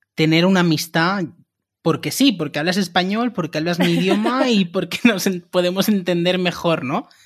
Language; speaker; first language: Spanish; native; Spanish